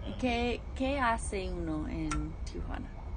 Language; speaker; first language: Spanish; non-native, fluent; English